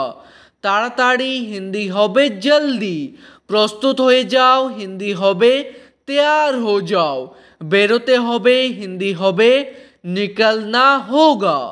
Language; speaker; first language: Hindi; non-native, fluent; Bangla